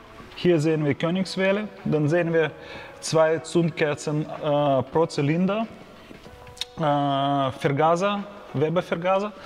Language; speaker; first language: German; non-native, fluent; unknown